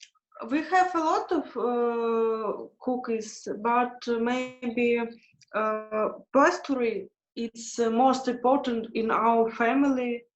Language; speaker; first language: English; non-native, learner; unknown